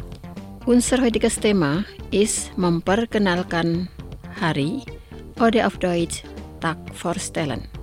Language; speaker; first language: German; non-native, fluent; Indonesian